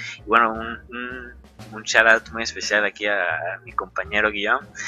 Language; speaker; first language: Spanish; native; Spanish